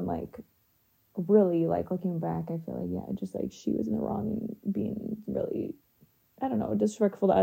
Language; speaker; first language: English; native; English